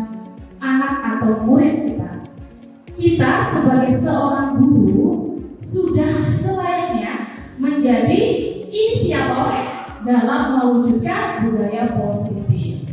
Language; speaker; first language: Indonesian; native; Indonesian